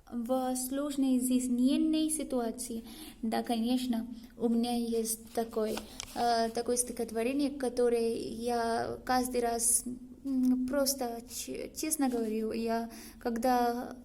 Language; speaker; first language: Russian; non-native, learner; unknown